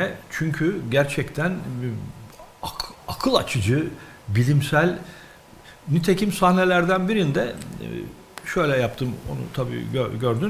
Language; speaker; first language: Turkish; native; Turkish